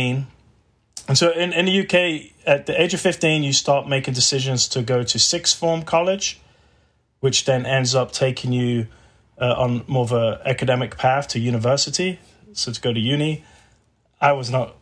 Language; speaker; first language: English; native; English